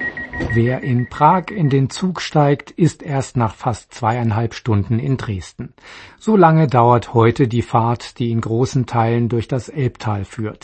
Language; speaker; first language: German; native; German